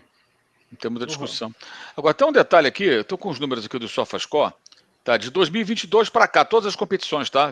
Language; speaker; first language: Portuguese; native; Portuguese